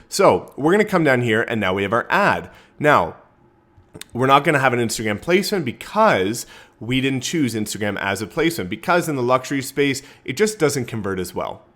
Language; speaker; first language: English; native; English